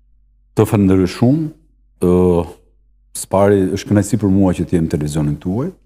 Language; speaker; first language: Albanian; native; Albanian